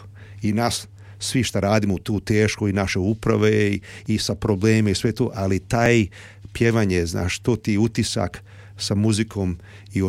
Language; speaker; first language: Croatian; early bilingual, heritage; Serbian